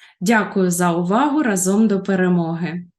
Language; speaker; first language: Ukrainian; native; Ukrainian